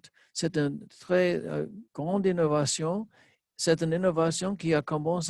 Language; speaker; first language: French; non-native, learner; English